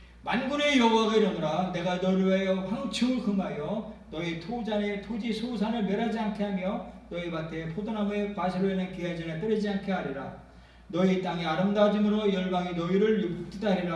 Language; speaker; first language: Korean; native; Korean